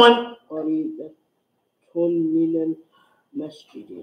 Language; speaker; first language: Arabic; non-native, learner; English